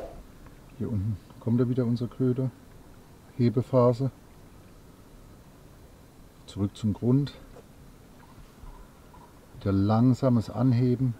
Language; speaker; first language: German; native; German